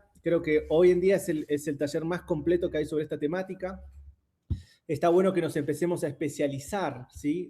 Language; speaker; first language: Spanish; native; Spanish